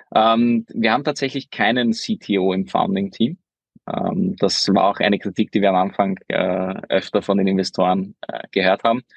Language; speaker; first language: German; early bilingual, other home language; Hungarian